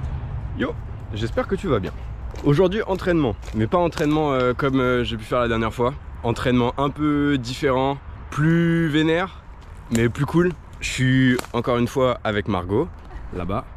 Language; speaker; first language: French; native; French